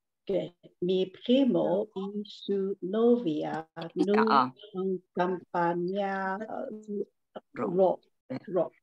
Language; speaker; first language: Spanish; non-native, learner; Chinese